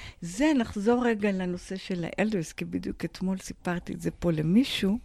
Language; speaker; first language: Hebrew; non-native, fluent; English